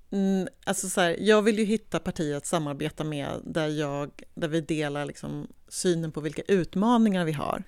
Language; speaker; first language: Swedish; native; Swedish